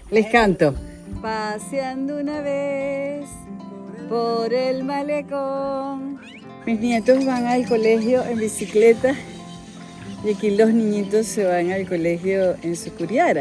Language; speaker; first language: Spanish; native; Spanish